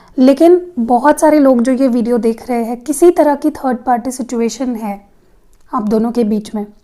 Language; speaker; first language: Hindi; non-native, local second language; Marathi